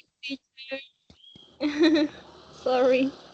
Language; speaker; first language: English; non-native, fluent; Spanish